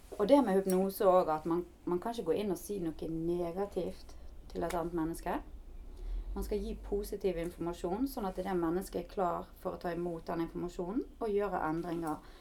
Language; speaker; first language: Norwegian; native; Norwegian